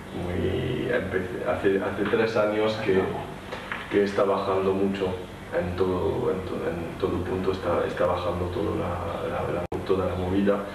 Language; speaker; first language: Spanish; non-native, fluent; French